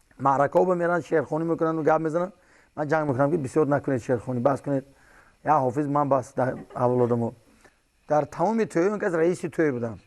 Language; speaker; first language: Tajik; native; Tajik